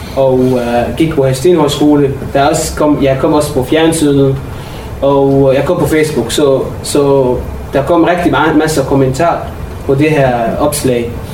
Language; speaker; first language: Danish; non-native, fluent; Arabic